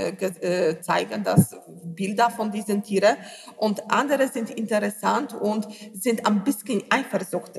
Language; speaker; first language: German; non-native, learner; Polish